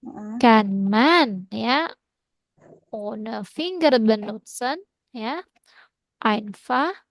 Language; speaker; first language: German; non-native, fluent; Indonesian